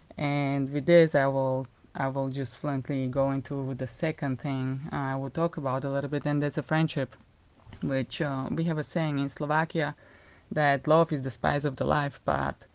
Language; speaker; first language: English; non-native, fluent; Slovak